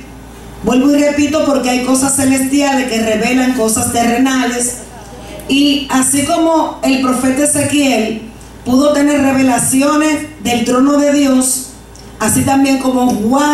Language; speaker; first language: Spanish; native; Spanish